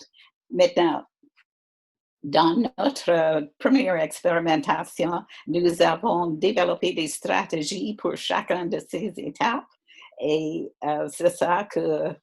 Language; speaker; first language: French; non-native, fluent; English